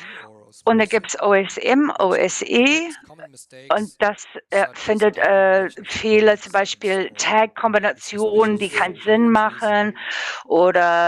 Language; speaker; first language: German; non-native, learner; English